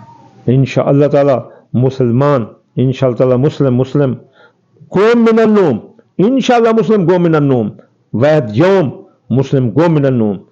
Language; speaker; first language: Arabic; non-native, learner; Urdu